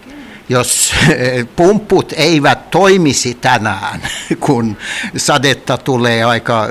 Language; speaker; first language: Finnish; non-native, local second language; Swedish